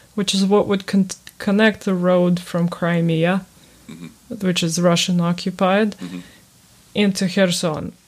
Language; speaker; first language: English; early bilingual, other home language; Ukrainian